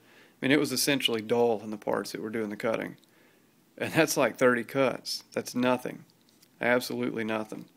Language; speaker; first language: English; native; English